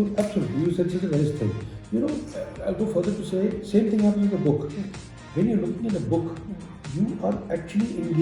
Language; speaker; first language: English; non-native, local second language; Hindi